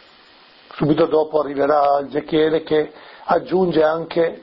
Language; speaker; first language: Italian; native; Italian